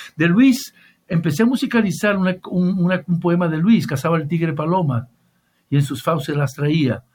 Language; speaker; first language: Spanish; native; Spanish